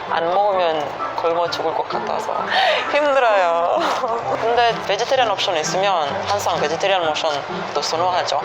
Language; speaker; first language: Korean; non-native, fluent; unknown